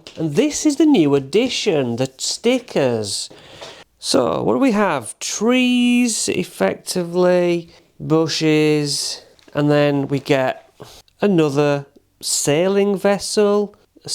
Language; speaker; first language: English; native; English